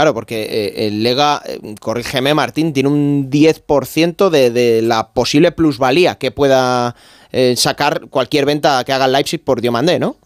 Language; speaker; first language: Spanish; native; Spanish